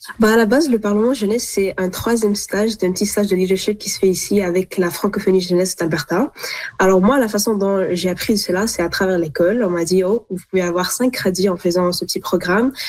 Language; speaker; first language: French; non-native, local second language; Arabic